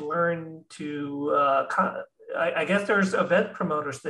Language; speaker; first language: English; non-native, local second language; Filipino